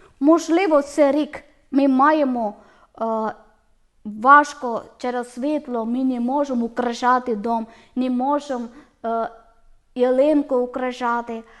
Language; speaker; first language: Ukrainian; non-native, learner; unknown